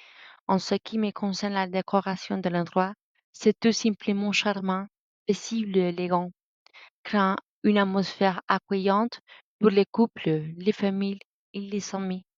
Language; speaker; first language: French; non-native, learner; Spanish